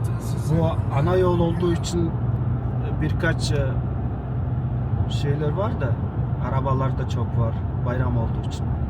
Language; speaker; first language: Turkish; non-native, fluent; Mongolian